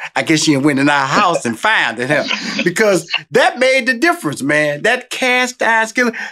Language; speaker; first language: English; native; English